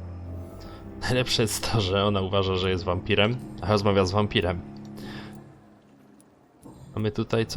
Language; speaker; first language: Polish; native; Polish